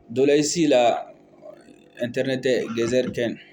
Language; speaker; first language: Turkish; non-native, learner; Bambara